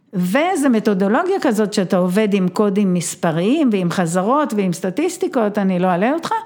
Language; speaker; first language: Hebrew; native; Hebrew